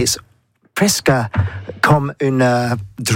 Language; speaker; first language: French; non-native, learner; English